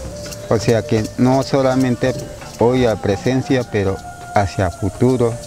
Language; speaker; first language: Spanish; non-native, local second language; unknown